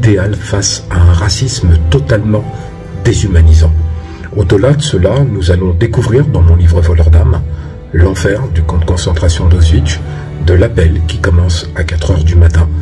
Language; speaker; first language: French; native; French